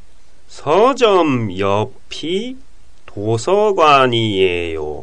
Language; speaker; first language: Korean; non-native, fluent; Japanese